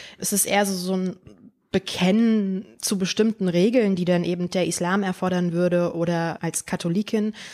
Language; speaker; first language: German; early bilingual, other home language; Polish